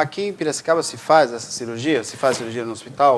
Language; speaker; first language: Portuguese; native; Portuguese